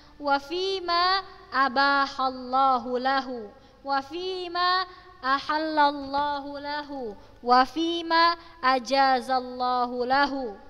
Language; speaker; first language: Arabic; non-native, fluent; Indonesian